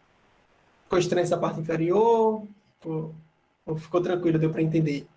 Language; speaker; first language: Portuguese; native; Portuguese